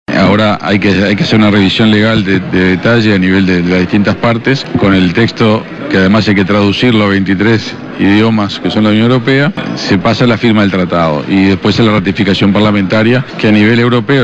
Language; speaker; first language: Spanish; native; Spanish